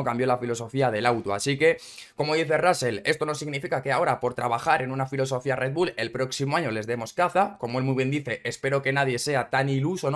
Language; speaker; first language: Spanish; native; Spanish